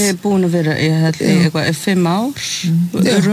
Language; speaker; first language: Icelandic; non-native, fluent; English